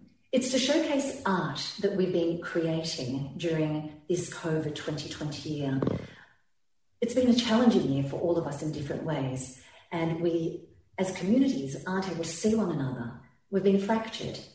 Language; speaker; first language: English; early bilingual, other home language; Ukrainian